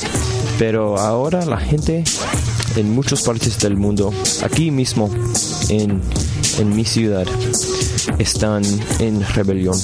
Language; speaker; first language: Spanish; non-native, learner; English